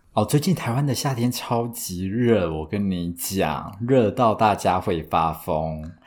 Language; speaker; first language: Chinese; native; Chinese